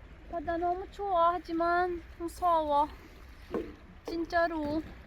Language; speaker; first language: Korean; non-native, learner; Arabic